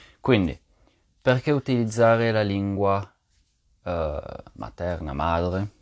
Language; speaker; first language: Italian; native; Italian